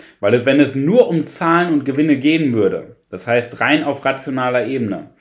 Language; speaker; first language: German; native; German